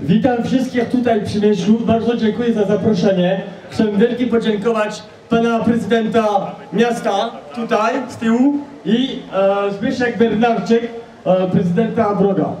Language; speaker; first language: Polish; non-native, learner; French